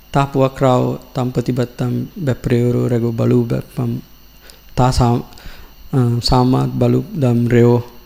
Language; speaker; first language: Thai; non-native, learner; Sinhala